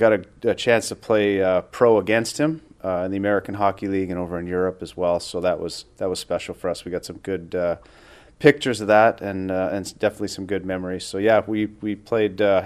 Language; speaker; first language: English; native; English